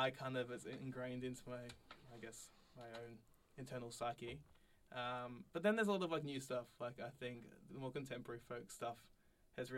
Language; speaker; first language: English; native; English